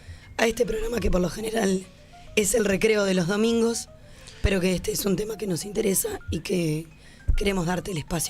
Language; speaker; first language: Spanish; native; Spanish